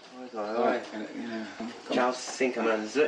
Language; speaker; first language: Vietnamese; non-native, learner; English